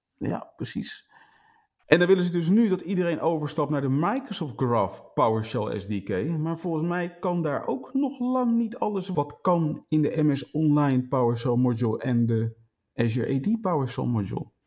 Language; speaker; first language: Dutch; native; Dutch